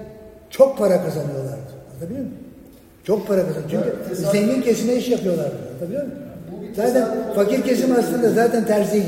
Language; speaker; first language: Turkish; native; Turkish